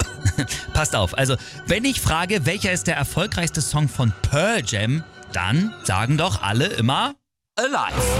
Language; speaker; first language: German; native; German